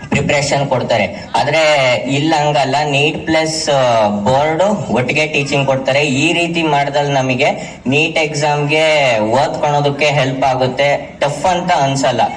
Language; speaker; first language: Kannada; native; Kannada